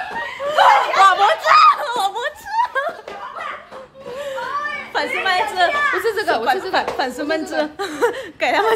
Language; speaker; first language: Chinese; non-native, learner; Vietnamese